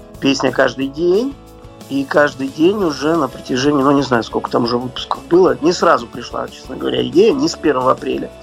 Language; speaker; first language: Russian; native; Russian